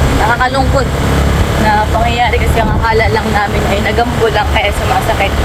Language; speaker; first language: Filipino; native; Filipino